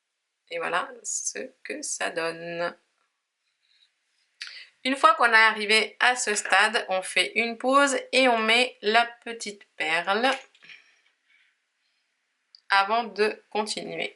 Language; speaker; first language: French; native; French